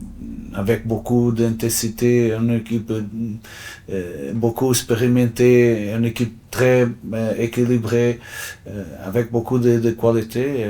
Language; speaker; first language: French; non-native, fluent; Portuguese